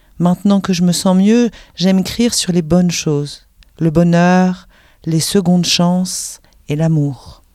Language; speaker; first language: French; native; French